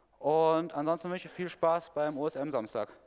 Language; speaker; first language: German; native; German